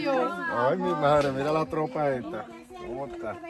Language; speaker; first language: Spanish; native; Spanish